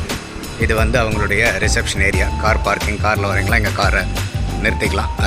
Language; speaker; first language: Tamil; native; Tamil